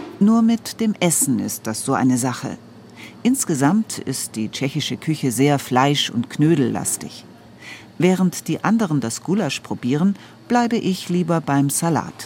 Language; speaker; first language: German; native; German